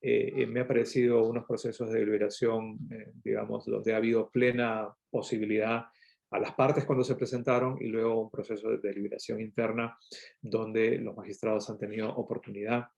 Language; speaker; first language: Spanish; native; Spanish